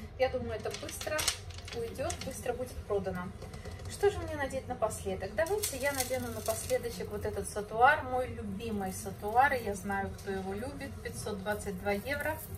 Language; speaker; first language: Russian; native; Russian